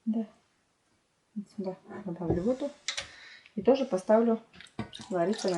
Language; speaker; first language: Russian; native; Russian